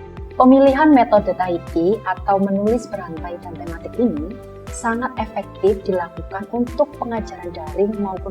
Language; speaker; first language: Indonesian; native; Indonesian